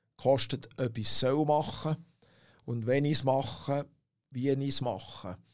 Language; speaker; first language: German; native; German